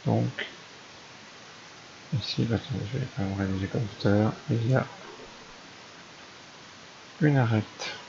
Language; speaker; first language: French; native; French